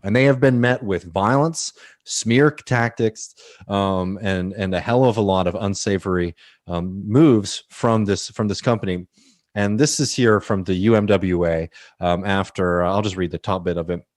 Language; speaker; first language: English; native; English